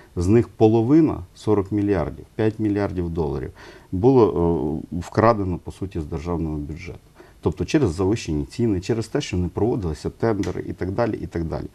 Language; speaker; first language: Ukrainian; non-native, local second language; Russian